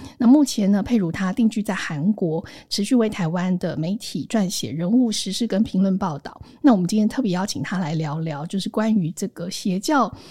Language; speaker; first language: Chinese; native; Chinese